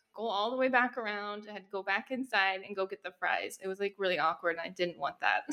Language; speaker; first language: English; native; English